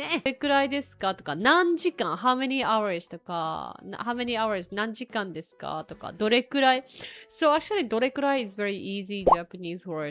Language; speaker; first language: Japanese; non-native, fluent; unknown